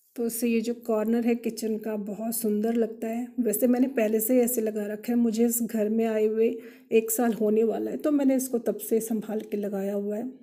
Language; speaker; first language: Hindi; non-native, local second language; Kannada